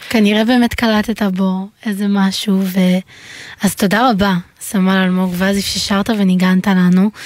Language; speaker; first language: Hebrew; native; Hebrew